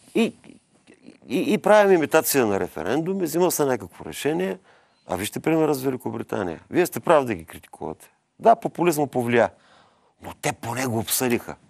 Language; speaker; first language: Bulgarian; native; Bulgarian